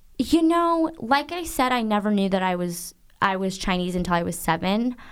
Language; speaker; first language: English; native; English